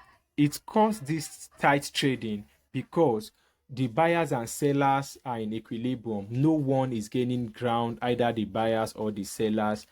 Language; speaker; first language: English; native; English